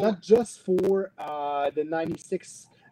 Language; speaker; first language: English; non-native, learner; French